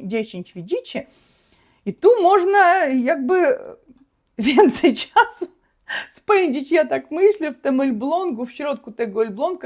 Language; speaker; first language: Polish; non-native, learner; Russian